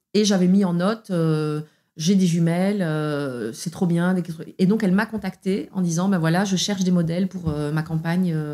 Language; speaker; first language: French; native; French